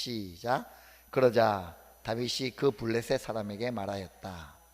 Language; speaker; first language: Korean; native; Korean